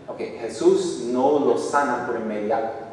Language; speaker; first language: Spanish; non-native, fluent; English